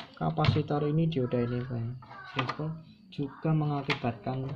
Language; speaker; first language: Indonesian; non-native, local second language; Javanese